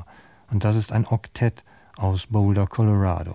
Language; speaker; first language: German; native; German